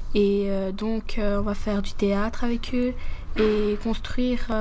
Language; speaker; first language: French; native; French